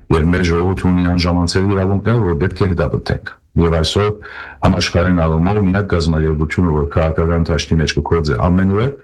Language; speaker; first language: Armenian; early bilingual, heritage; Armenian